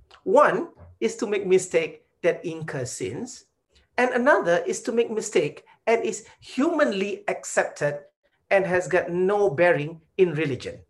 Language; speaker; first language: English; non-native, local second language; Malay